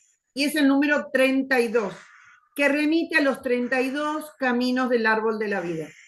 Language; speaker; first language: Spanish; native; Spanish